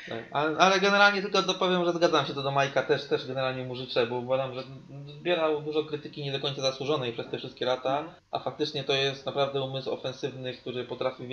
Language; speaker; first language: Polish; native; Polish